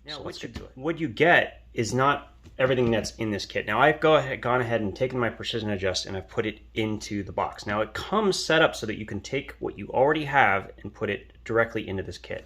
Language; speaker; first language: English; native; English